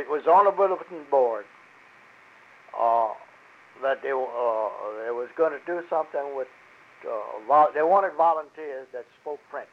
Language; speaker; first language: English; early bilingual, other home language; French